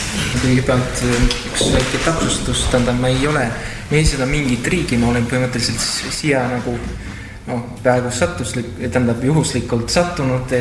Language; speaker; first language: Estonian; non-native, fluent; Italian